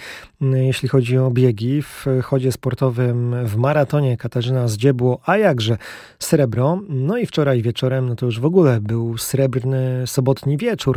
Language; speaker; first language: Polish; native; Polish